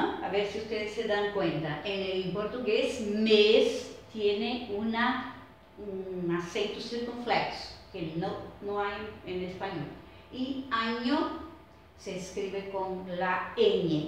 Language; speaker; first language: Spanish; non-native, fluent; Portuguese